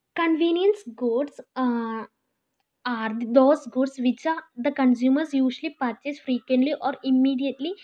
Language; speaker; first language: English; non-native, local second language; Malayalam